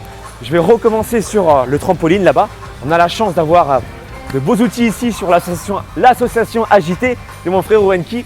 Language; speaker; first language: French; native; French